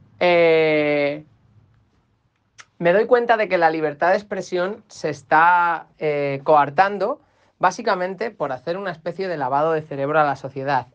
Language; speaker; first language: Spanish; native; Spanish